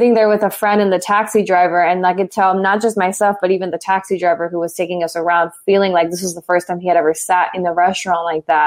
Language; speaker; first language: English; native; English